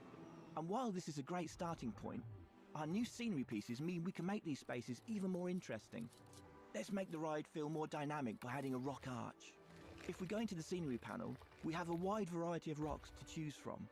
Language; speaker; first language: English; native; English